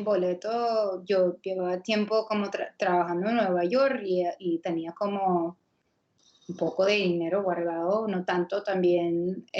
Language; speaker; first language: Spanish; non-native, fluent; English